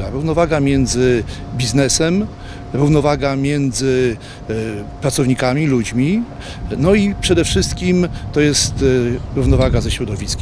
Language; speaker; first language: Polish; native; Polish